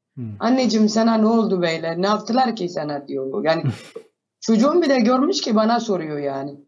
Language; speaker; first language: Turkish; non-native, fluent; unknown